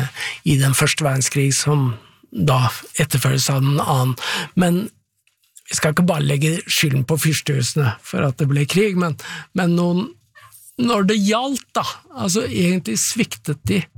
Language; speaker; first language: Norwegian; native; Norwegian